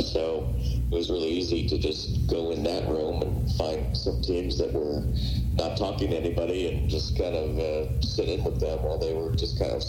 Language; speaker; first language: English; native; English